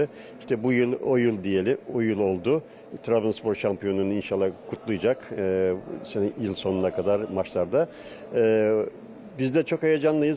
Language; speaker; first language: Turkish; native; Turkish